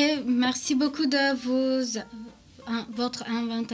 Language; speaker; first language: French; non-native, learner; Turkish